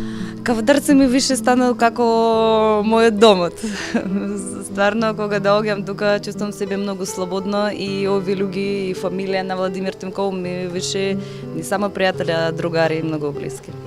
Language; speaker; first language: Macedonian; non-native, learner; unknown